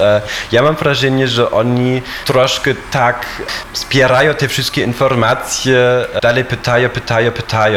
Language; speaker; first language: Polish; non-native, fluent; German